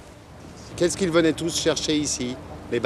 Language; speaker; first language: French; native; French